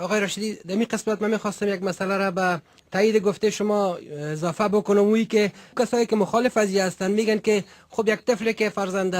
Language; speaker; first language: Persian; native; Persian